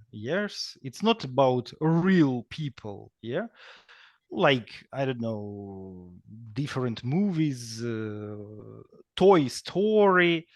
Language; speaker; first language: English; non-native, fluent; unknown